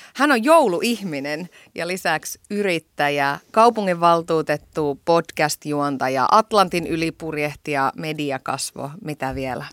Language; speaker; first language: Finnish; native; Finnish